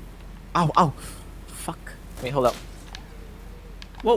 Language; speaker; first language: English; non-native, fluent; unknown